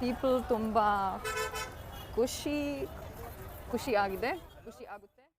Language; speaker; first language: Kannada; non-native, learner; German